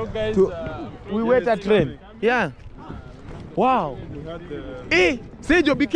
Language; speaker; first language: English; non-native, learner; Swahili